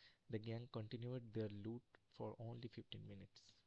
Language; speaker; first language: English; non-native, local second language; Bangla